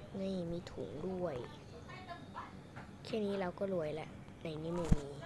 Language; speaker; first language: Thai; native; Thai